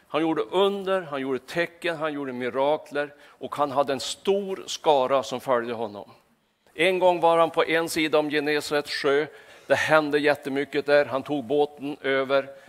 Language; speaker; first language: Swedish; native; Swedish